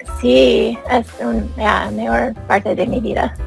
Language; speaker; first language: Spanish; non-native, learner; English